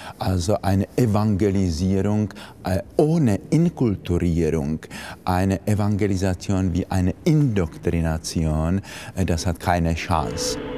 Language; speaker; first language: German; non-native, fluent; Czech